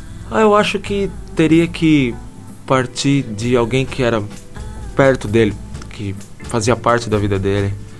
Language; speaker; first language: Portuguese; native; Portuguese